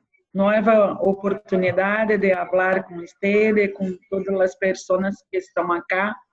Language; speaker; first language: Spanish; non-native, learner; Portuguese